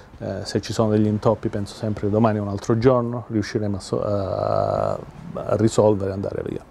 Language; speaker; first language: Italian; native; Italian